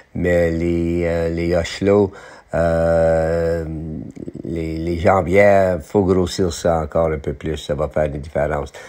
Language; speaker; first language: French; non-native, local second language; English